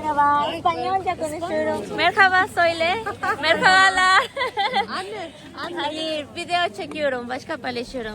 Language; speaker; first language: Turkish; non-native, learner; Spanish